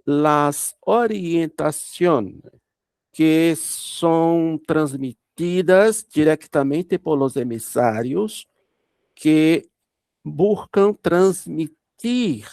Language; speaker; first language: Spanish; non-native, learner; Portuguese